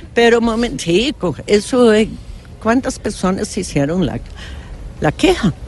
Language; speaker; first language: Spanish; non-native, fluent; German